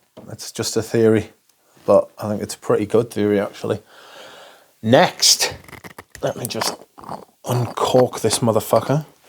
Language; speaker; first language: English; native; English